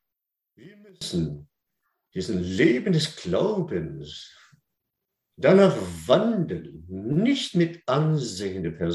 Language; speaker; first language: German; non-native, learner; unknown